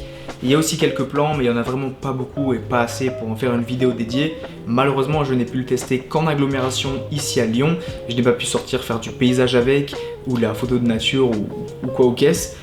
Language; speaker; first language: French; native; French